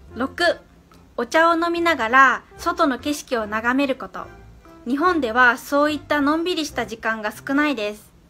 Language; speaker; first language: Japanese; native; Japanese